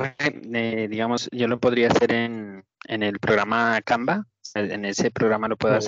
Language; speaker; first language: Spanish; native; Spanish